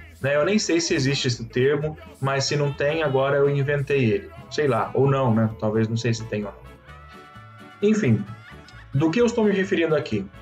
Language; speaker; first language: Portuguese; native; Portuguese